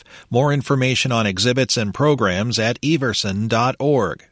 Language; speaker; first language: English; native; English